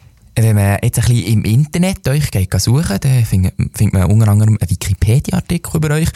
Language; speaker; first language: German; native; German